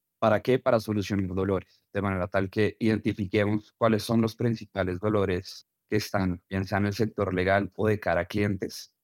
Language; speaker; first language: Spanish; native; Spanish